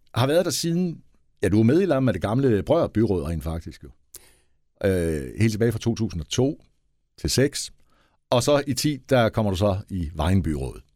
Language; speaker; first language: Danish; native; Danish